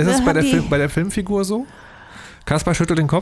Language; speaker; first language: German; native; German